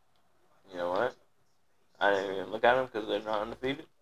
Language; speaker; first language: English; native; English